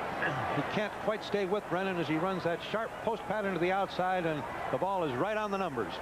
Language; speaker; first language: English; native; English